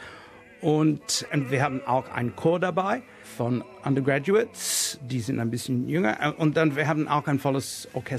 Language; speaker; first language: German; non-native, fluent; English